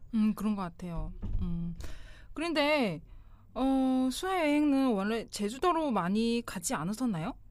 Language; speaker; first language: Korean; non-native, fluent; Chinese